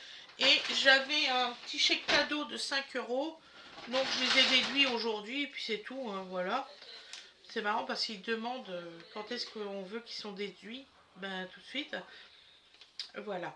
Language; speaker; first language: French; native; French